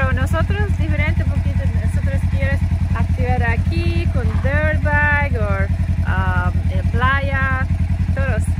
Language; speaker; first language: Spanish; non-native, learner; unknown